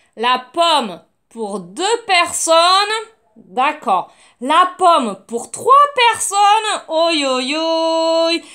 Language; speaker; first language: French; native; French